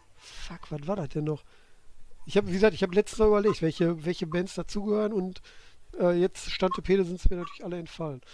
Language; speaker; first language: German; native; German